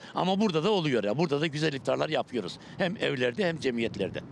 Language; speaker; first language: Turkish; native; Turkish